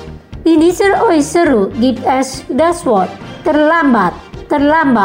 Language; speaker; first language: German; non-native, fluent; Indonesian